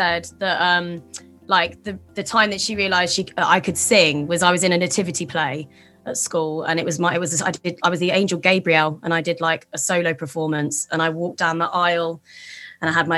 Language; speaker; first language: English; native; English